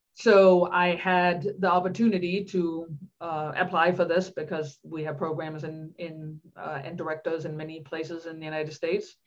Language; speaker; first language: English; non-native, fluent; Danish